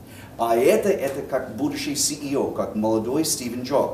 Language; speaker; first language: Russian; non-native, fluent; English